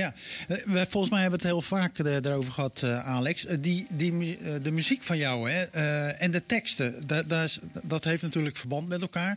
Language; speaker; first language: Dutch; native; Dutch